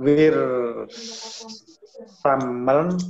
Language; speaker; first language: German; non-native, learner; Indonesian